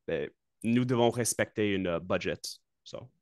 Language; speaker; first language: French; non-native, local second language; English